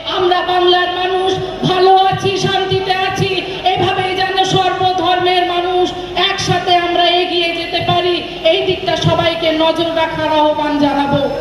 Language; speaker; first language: Bangla; non-native, local second language; Santali